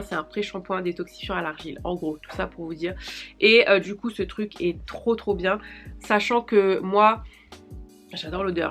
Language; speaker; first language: French; native; French